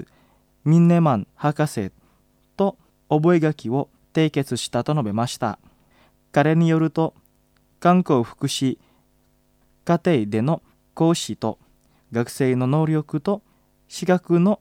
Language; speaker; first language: Japanese; non-native, fluent; Indonesian